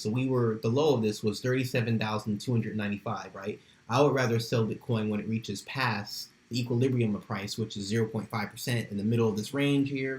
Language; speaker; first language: English; native; English